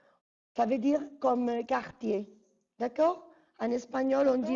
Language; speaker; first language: French; non-native, fluent; Spanish